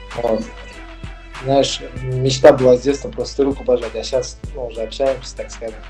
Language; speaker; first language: Russian; early bilingual, other home language; Armenian